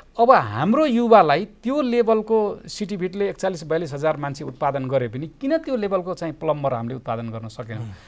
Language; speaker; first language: Nepali; native; Nepali